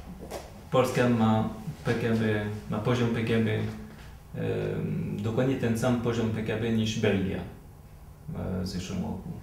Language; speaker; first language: Polish; non-native, fluent; French